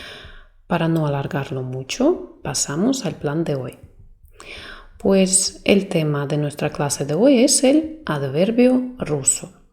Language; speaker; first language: Spanish; non-native, fluent; Russian